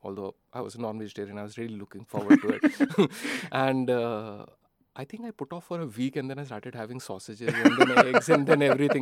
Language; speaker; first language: English; non-native, local second language; Hindi